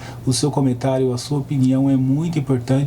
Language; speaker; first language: Portuguese; native; Portuguese